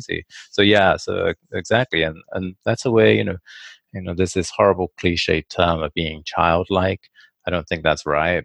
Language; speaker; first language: English; native; English